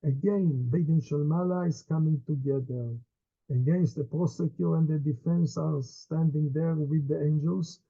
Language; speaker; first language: English; non-native, fluent; Hebrew